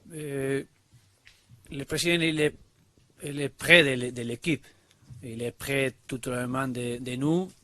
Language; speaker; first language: French; non-native, learner; Spanish